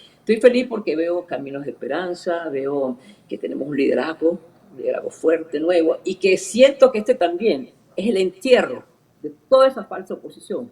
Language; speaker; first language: Spanish; early bilingual, other home language; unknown